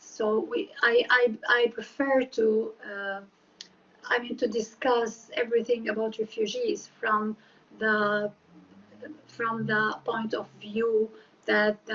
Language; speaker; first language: English; non-native, fluent; Arabic